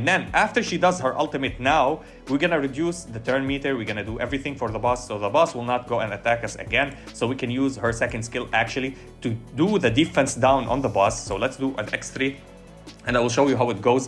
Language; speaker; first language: English; non-native, fluent; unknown